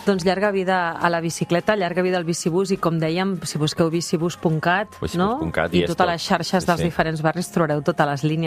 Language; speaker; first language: Catalan; native; Catalan